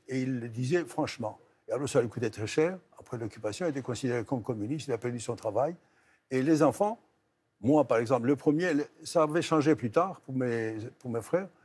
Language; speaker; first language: French; non-native, fluent; Greek